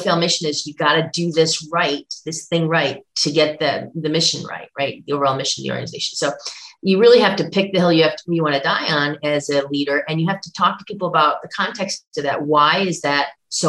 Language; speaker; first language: English; native; English